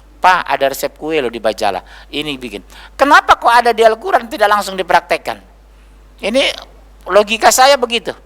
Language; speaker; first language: Indonesian; native; Indonesian